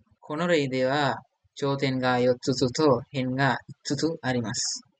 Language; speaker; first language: Japanese; non-native, learner; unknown